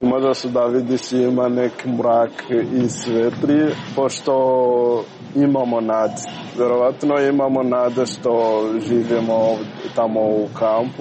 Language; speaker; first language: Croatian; non-native, learner; Rundi